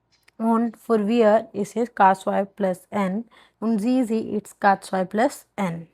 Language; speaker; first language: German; non-native, learner; Hindi